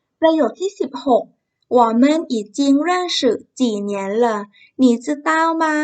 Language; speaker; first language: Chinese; non-native, fluent; Thai